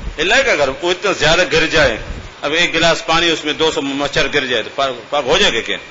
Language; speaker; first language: Urdu; non-native, local second language; Baluchi